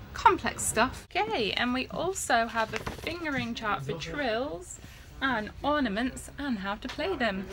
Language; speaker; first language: English; native; English